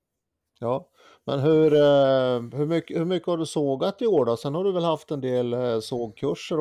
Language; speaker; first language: Swedish; native; Swedish